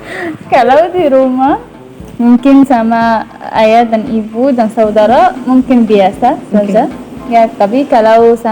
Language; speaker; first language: Indonesian; non-native, learner; Arabic